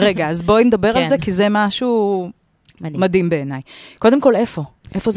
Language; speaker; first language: Hebrew; native; Hebrew